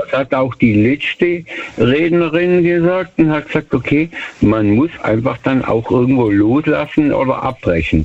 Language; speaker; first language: German; native; German